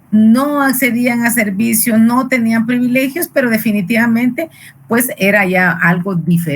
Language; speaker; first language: Spanish; native; Spanish